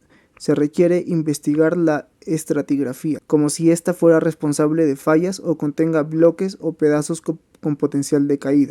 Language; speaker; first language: Spanish; native; Spanish